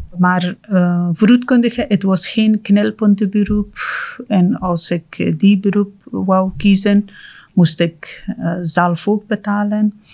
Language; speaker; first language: Dutch; non-native, fluent; Persian